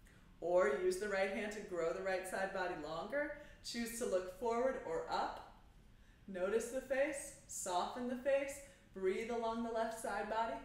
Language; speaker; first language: English; native; English